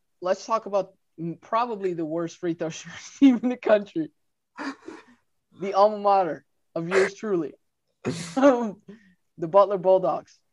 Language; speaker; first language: English; native; English